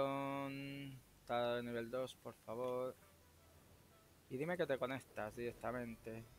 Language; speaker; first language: Spanish; native; Spanish